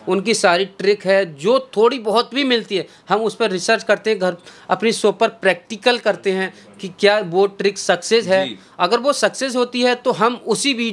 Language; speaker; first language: Hindi; native; Hindi